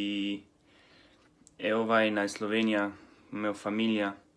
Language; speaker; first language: Portuguese; non-native, learner; Slovenian